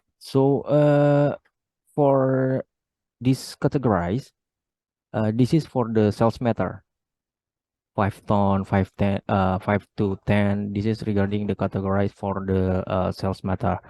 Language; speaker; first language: English; non-native, learner; Indonesian